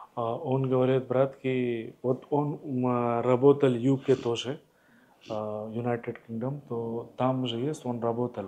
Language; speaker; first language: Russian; non-native, learner; Hindi